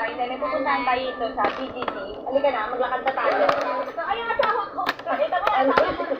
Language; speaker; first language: Filipino; native; Filipino